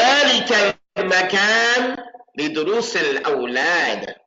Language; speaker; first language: Arabic; non-native, fluent; English